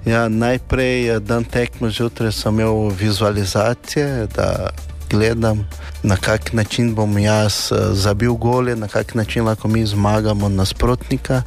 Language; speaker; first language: Slovenian; non-native, learner; Portuguese